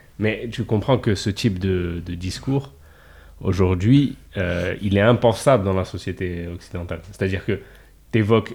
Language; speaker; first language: French; native; French